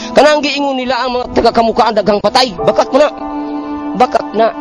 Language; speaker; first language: Cebuano; non-native, local second language; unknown